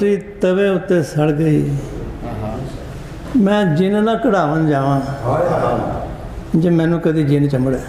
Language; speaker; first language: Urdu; non-native, local second language; Punjabi